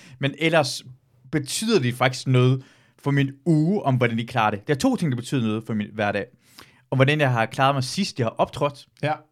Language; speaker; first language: Danish; early bilingual, other home language; Persian